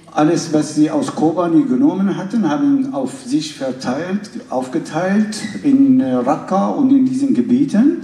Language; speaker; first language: German; non-native, fluent; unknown